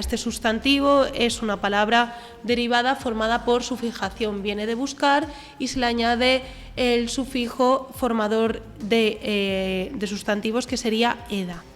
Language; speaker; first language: Spanish; native; Spanish